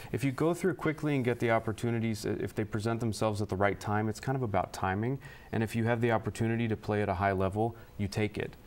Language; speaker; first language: English; native; English